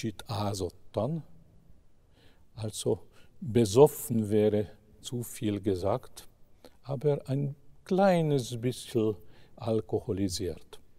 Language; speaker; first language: German; non-native, fluent; Hungarian